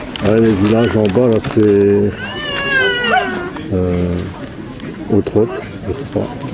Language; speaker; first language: French; native; French